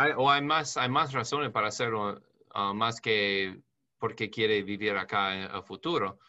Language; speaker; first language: Spanish; non-native, learner; English